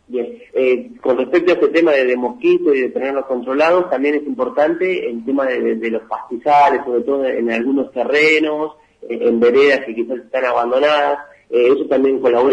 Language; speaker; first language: Spanish; native; Spanish